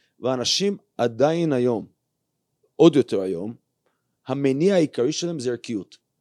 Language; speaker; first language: Hebrew; non-native, fluent; English